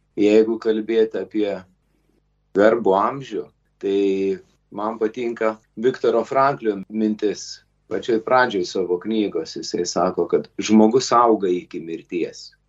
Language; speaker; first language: Lithuanian; native; Lithuanian